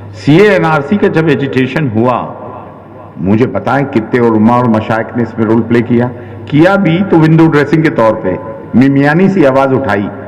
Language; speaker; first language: Urdu; native; Urdu